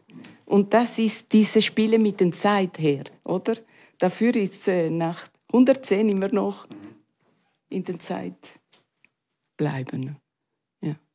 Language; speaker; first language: German; non-native, learner; Spanish